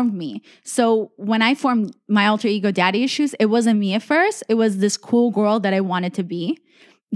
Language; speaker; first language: English; native; English